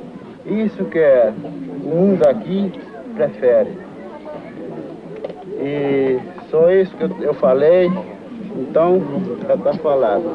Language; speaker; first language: Portuguese; non-native, local second language; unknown